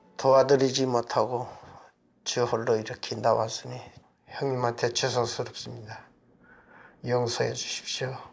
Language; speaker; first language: Korean; native; Korean